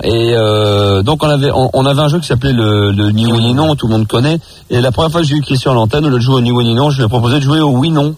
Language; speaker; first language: French; native; French